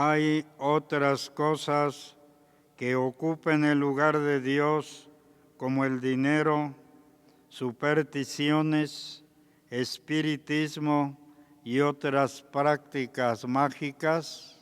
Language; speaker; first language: Spanish; native; Spanish